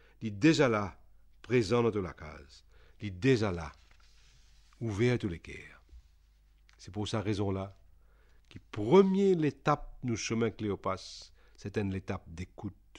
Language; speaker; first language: French; non-native, local second language; Réunion Creole French